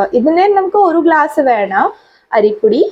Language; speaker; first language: Malayalam; non-native, fluent; Hindi